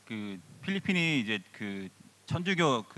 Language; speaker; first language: Korean; native; Korean